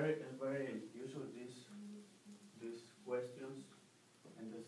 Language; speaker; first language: English; non-native, learner; Spanish